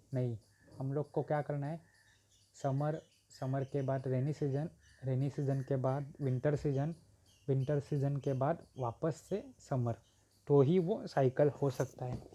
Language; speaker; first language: Hindi; non-native, local second language; Marathi